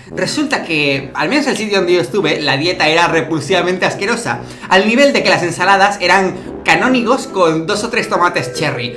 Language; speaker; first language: Spanish; native; Spanish